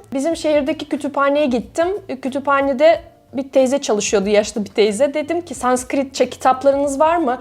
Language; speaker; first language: Turkish; non-native, fluent; Russian